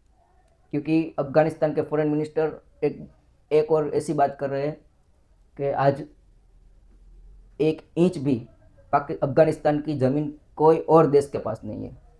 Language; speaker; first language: Hindi; non-native, local second language; Gujarati